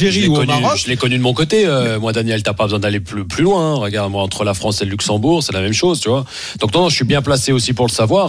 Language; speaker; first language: French; native; French